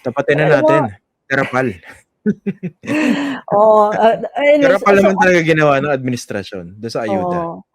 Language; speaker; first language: Filipino; native; Filipino